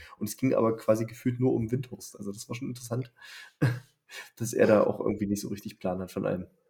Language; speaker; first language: German; native; German